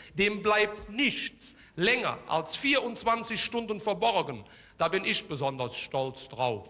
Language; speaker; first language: German; native; German